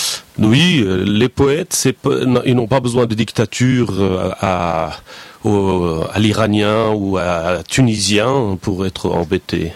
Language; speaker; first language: French; non-native, fluent; Persian